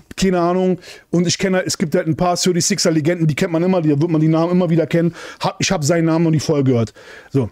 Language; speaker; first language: German; native; German